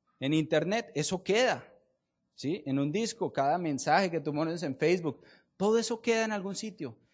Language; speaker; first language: Spanish; native; Spanish